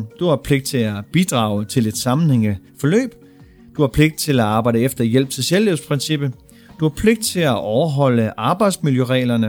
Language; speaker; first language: Danish; native; Danish